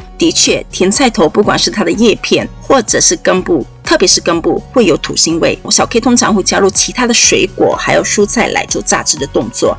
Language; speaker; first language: Chinese; native; Chinese